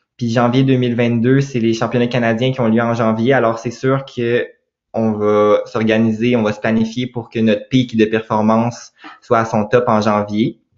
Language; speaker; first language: French; native; French